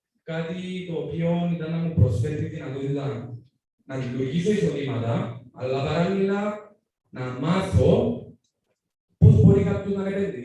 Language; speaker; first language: Greek; native; Greek